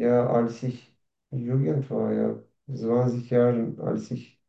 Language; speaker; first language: German; non-native, learner; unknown